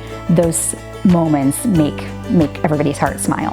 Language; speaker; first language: English; native; English